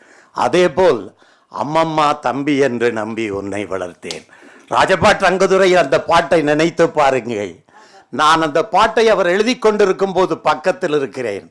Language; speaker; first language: Tamil; native; Tamil